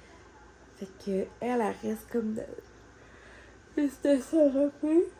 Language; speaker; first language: French; native; French